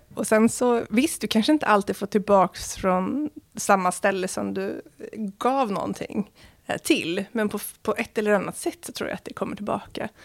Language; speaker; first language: Swedish; early bilingual, other home language; Arabic